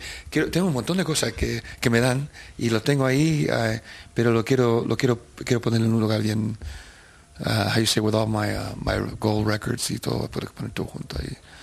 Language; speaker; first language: Spanish; early bilingual, heritage; Spanish